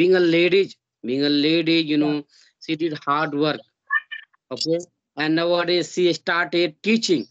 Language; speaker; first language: English; non-native, learner; Hindi